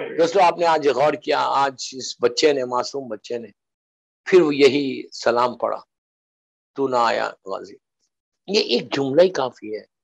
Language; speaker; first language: Urdu; native; Urdu